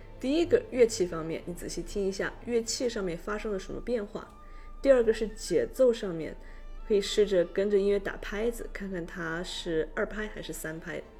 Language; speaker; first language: Chinese; native; Chinese